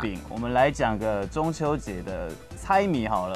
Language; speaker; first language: Chinese; native; Chinese